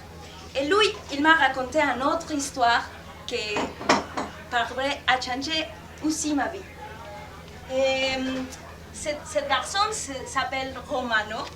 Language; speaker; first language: French; non-native, fluent; Spanish